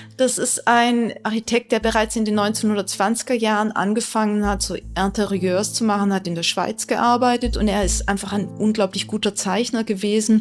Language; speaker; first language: German; native; German